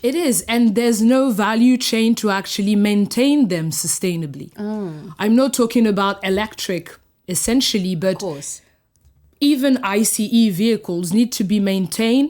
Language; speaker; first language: English; non-native, fluent; French